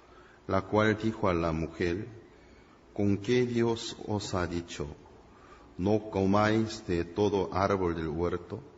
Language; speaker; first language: Spanish; non-native, fluent; Korean